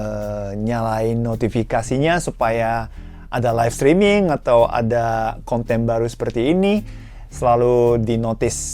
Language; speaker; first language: Indonesian; non-native, fluent; Japanese